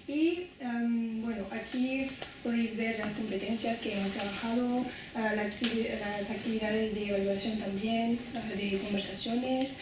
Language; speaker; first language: Spanish; non-native, fluent; French